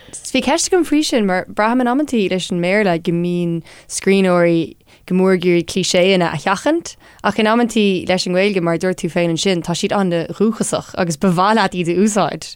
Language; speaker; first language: Irish; non-native, local second language; English